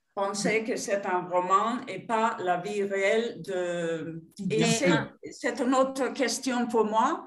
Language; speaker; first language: French; non-native, fluent; Spanish